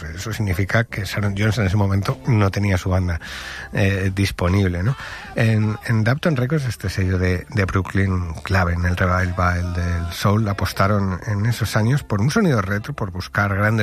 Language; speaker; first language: Spanish; native; Spanish